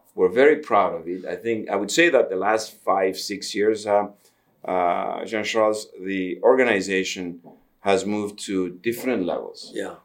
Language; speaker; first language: English; non-native, fluent; Greek